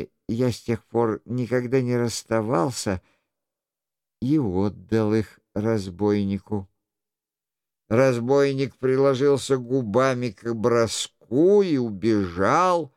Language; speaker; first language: Russian; native; Russian